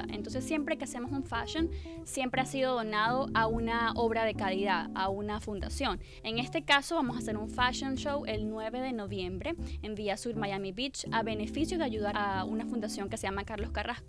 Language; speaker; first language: Spanish; native; Spanish